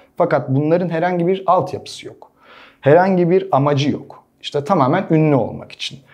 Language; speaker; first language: Turkish; native; Turkish